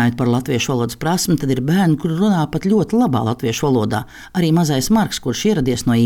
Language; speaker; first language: Latvian; native; Latvian